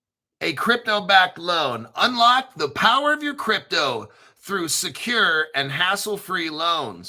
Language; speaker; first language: English; native; English